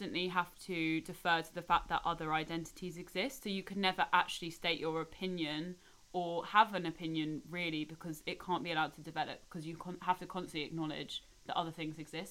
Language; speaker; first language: English; native; English